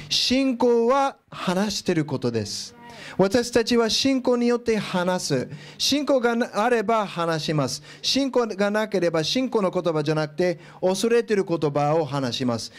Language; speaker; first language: Japanese; non-native, fluent; English